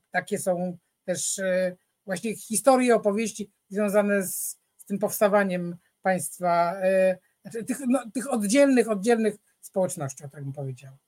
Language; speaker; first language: Polish; native; Polish